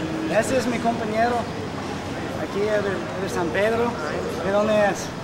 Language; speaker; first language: Spanish; non-native, learner; English